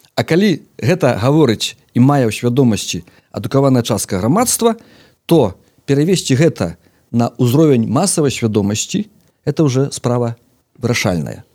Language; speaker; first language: Belarusian; native; Belarusian